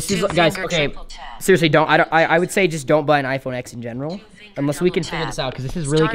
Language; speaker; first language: English; native; English